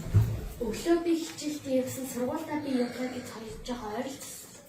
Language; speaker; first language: Mongolian; non-native, learner; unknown